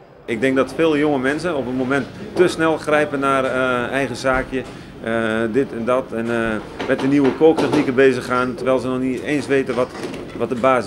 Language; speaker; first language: Dutch; native; Dutch